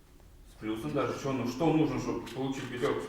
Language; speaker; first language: Russian; native; Russian